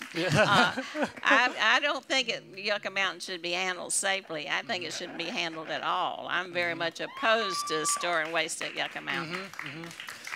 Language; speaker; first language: English; native; English